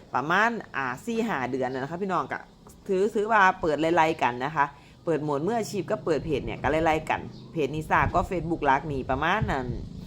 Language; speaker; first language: Thai; native; Thai